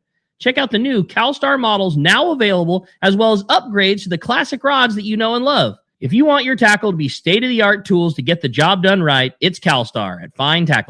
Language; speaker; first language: English; native; English